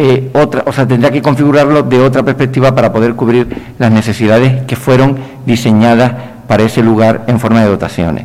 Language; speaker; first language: Spanish; native; Spanish